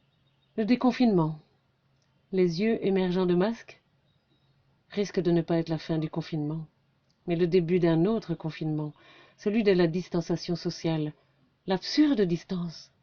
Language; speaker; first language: French; native; French